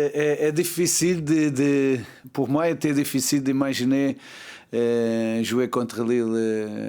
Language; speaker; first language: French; non-native, learner; Portuguese